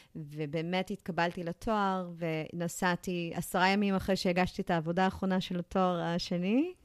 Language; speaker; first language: Hebrew; early bilingual, other home language; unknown